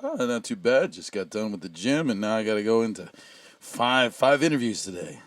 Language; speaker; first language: English; native; English